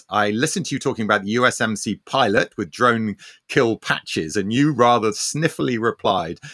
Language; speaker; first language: English; early bilingual, other home language; Armenian